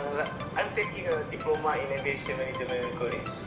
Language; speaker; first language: English; non-native, learner; Indonesian